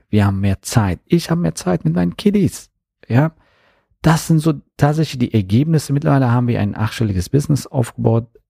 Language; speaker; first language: German; non-native, fluent; Persian